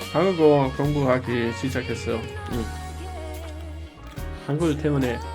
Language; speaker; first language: Korean; non-native, learner; German